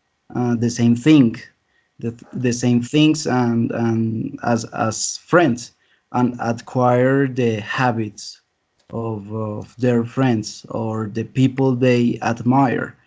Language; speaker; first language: English; non-native, learner; Spanish